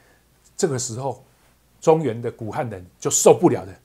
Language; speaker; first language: Chinese; non-native, local second language; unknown